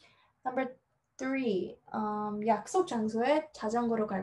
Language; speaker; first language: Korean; non-native, fluent; English